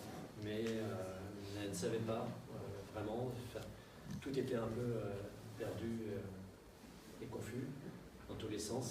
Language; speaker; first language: French; native; French